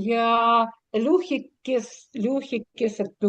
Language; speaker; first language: Estonian; non-native, learner; Russian